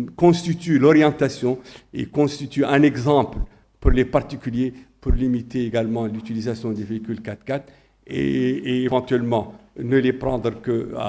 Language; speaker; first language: French; non-native, local second language; Arabic